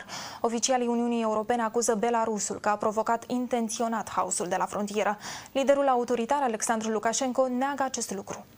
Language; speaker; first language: Romanian; native; Romanian